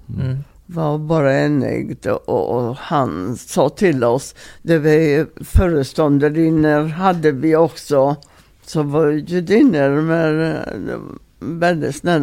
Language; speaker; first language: Swedish; non-native, fluent; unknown